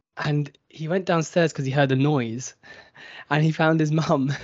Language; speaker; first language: English; native; English